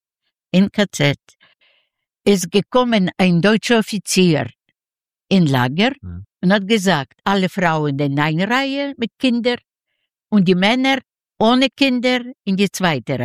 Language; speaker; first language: German; non-native, learner; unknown